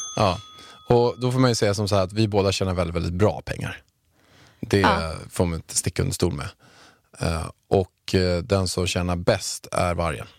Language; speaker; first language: Swedish; native; Swedish